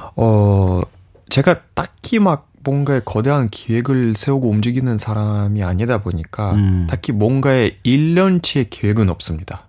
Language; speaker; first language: Korean; non-native, fluent; Russian